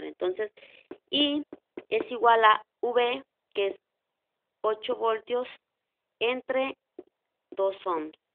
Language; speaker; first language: Spanish; native; Spanish